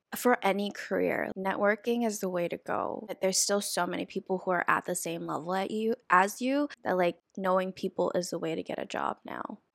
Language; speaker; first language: English; early bilingual, other home language; Vietnamese